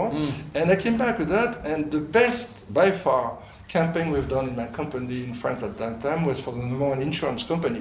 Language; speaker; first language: English; non-native, fluent; French